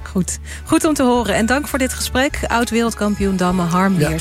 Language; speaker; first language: Dutch; native; Dutch